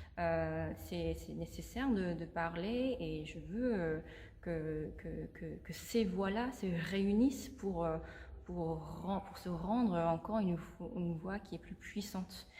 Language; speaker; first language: French; non-native, fluent; Korean